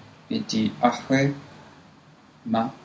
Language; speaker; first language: Arabic; non-native, learner; English